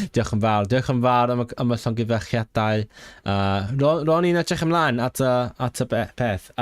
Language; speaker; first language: Welsh; non-native, fluent; Cantonese